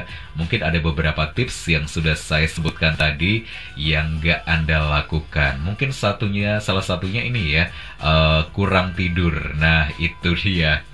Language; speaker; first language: Indonesian; native; Indonesian